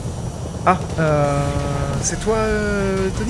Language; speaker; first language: French; native; French